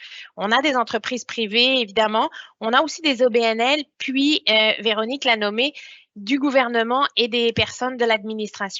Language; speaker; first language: French; native; French